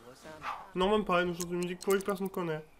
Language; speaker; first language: French; native; French